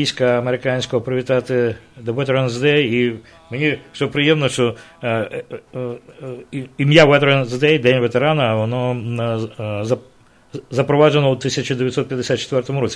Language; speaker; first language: Ukrainian; native; Ukrainian